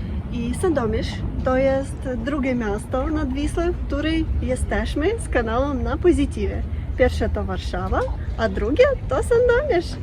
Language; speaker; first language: Polish; non-native, learner; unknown